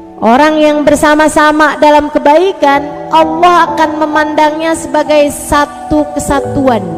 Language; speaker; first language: Indonesian; native; Indonesian